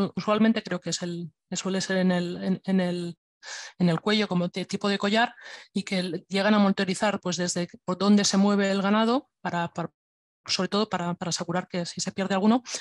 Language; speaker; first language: Spanish; non-native, local second language; Catalan